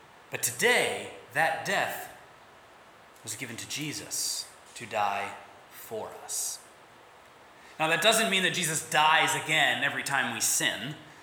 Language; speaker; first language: English; native; English